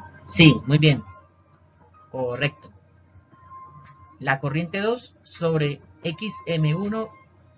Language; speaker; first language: Spanish; native; Spanish